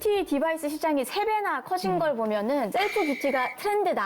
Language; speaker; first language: Korean; native; Korean